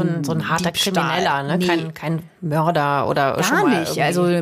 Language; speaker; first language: German; native; German